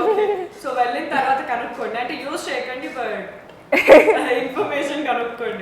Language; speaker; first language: Telugu; native; Telugu